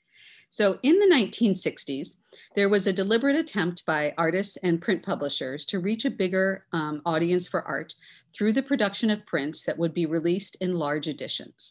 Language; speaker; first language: English; native; English